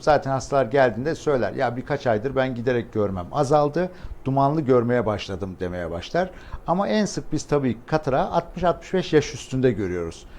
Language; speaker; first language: Turkish; native; Turkish